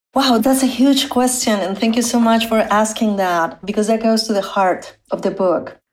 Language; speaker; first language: English; non-native, fluent; Spanish